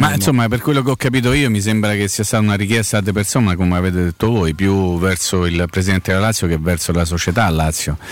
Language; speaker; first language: Italian; native; Italian